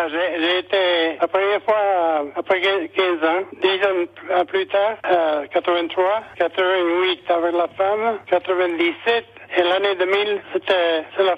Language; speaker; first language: French; non-native, local second language; Basque